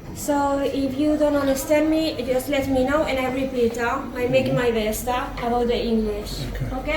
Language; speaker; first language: English; non-native, learner; French